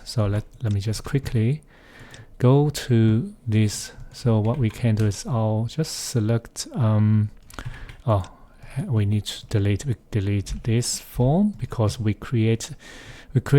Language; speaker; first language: English; non-native, fluent; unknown